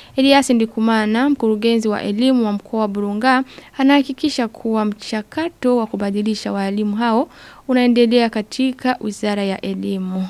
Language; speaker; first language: Swahili; non-native, local second language; Rundi